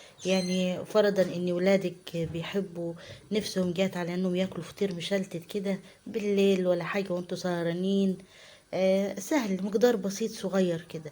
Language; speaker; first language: Arabic; native; Arabic